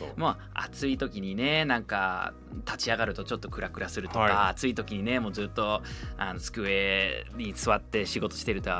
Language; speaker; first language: Japanese; non-native, fluent; English